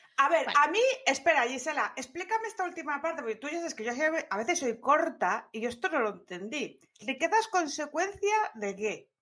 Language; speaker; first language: Spanish; native; Spanish